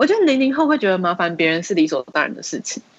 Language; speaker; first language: Chinese; native; Chinese